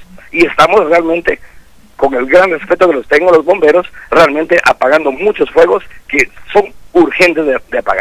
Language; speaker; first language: Spanish; native; Spanish